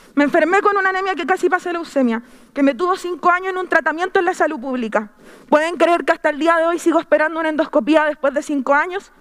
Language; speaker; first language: Spanish; native; Spanish